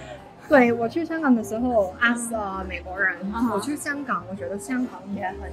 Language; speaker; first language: Chinese; early bilingual, heritage; Cantonese